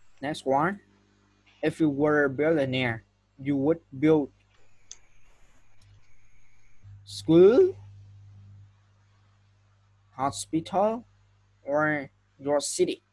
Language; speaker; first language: English; non-native, fluent; Vietnamese